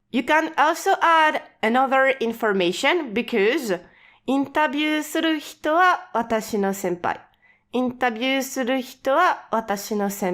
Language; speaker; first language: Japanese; non-native, learner; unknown